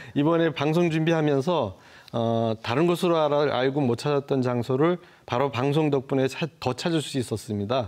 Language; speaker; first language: Korean; native; Korean